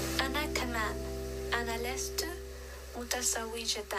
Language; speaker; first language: Arabic; non-native, learner; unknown